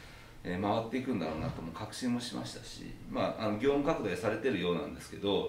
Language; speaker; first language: Japanese; native; Japanese